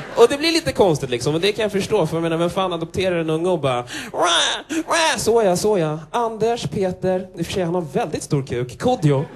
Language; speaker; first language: Swedish; native; Swedish